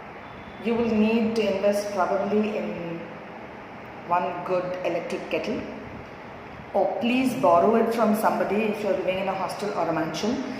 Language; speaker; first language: English; non-native, local second language; Tamil